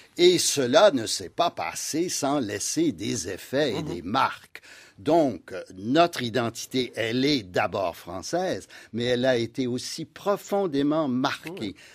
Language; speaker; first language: French; native; French